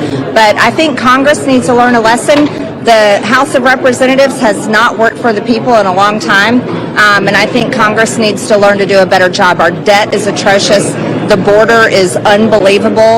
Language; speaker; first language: English; native; English